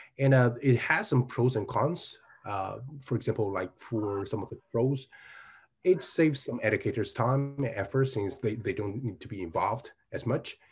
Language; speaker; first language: English; non-native, fluent; Chinese